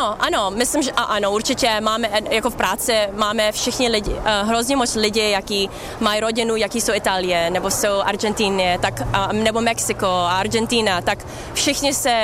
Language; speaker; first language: Czech; early bilingual, heritage; Czech